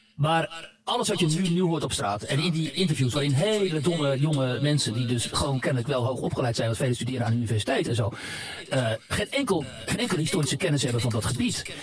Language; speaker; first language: Dutch; native; Dutch